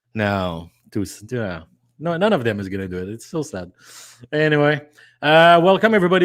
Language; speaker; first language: English; non-native, fluent; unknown